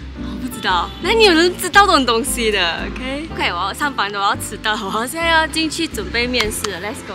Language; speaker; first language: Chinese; native; Chinese